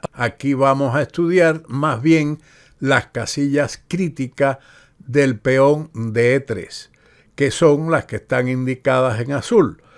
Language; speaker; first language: Spanish; native; Spanish